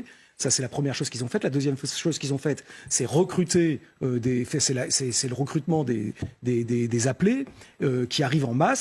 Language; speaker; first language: French; native; French